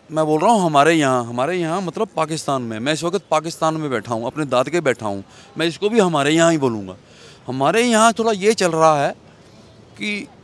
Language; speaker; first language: Hindi; native; Hindi